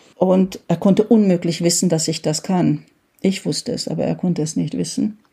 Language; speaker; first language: German; early bilingual, heritage; Hungarian